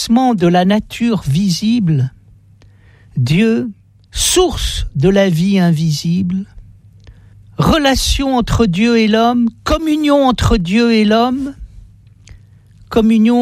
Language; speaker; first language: French; native; French